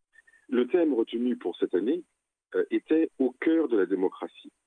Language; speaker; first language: French; native; French